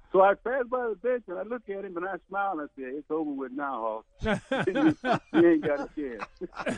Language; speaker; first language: English; native; English